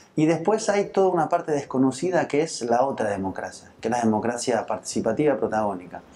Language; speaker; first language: Spanish; early bilingual, heritage; Spanish